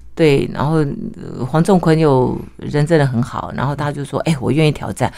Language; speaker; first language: Chinese; native; Chinese